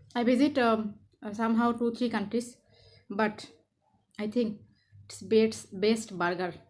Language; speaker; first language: English; non-native, learner; Bangla